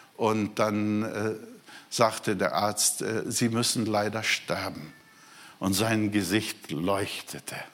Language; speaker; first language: German; non-native, fluent; Portuguese